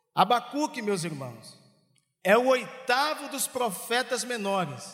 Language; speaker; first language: Portuguese; native; Portuguese